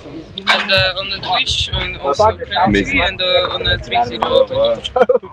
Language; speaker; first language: English; non-native, fluent; Ukrainian